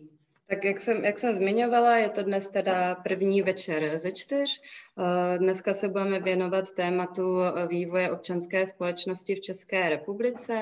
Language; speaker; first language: Czech; native; Czech